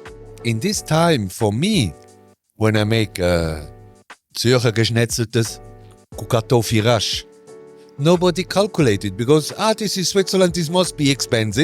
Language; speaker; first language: English; non-native, learner; German